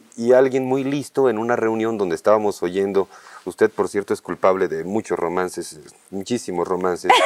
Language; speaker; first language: Spanish; native; Spanish